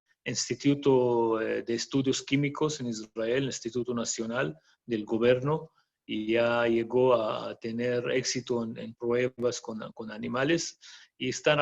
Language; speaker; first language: Spanish; non-native, fluent; Arabic